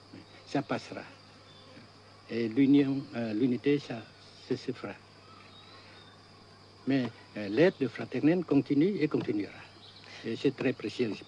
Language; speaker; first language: French; non-native, fluent; Vietnamese